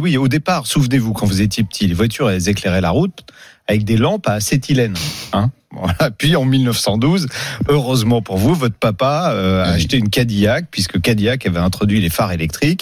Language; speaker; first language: French; native; French